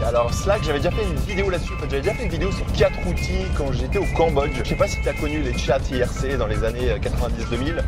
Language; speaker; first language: French; native; French